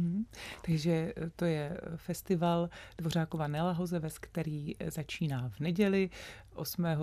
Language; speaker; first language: Czech; native; Czech